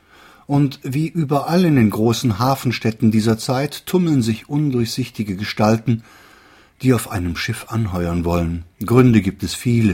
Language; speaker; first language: German; native; German